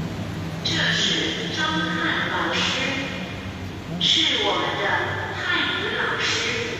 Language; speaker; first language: Chinese; non-native, learner; Indonesian